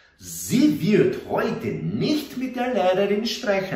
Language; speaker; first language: German; non-native, fluent; Portuguese